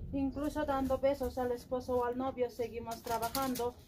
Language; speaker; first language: Spanish; non-native, local second language; Quechua